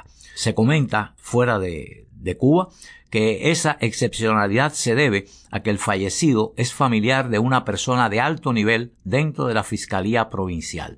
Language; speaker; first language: Spanish; native; Spanish